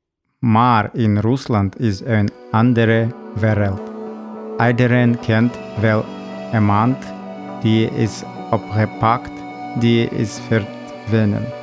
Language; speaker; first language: Dutch; non-native, learner; Russian